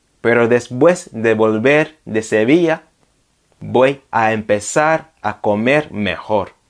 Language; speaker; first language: Spanish; non-native, fluent; English